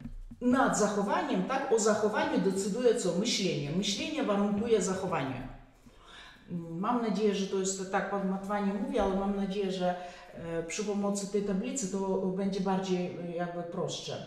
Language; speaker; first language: Polish; non-native, fluent; Russian